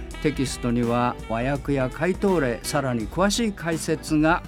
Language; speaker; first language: Japanese; native; Japanese